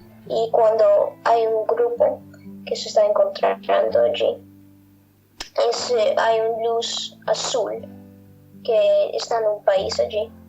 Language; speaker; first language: Spanish; non-native, fluent; English